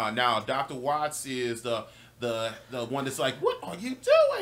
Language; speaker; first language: English; native; English